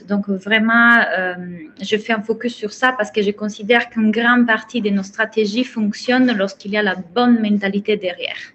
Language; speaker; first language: French; non-native, fluent; Italian